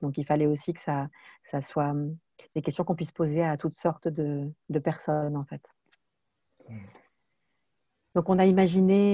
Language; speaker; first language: French; native; French